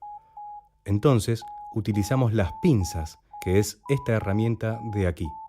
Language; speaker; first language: Spanish; native; Spanish